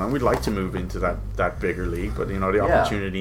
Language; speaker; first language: English; native; English